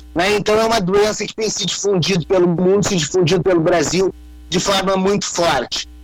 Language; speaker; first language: Portuguese; native; Portuguese